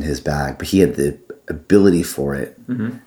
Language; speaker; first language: English; native; English